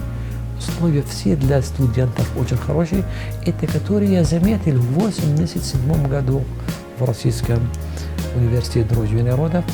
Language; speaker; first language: Russian; non-native, fluent; Arabic